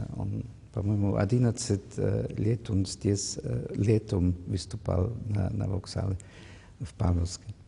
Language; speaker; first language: Russian; non-native, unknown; German